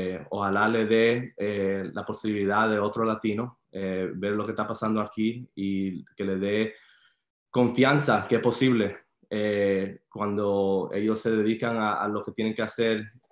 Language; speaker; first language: Spanish; early bilingual, heritage; Spanish